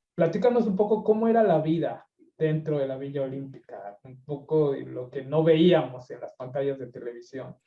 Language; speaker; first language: Spanish; native; Spanish